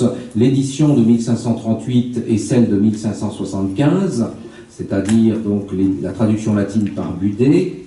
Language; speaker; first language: French; native; French